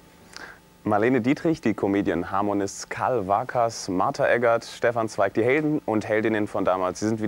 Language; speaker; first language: German; native; German